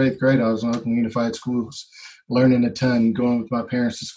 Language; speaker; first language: English; native; English